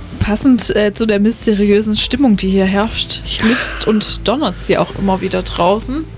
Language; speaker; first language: German; native; German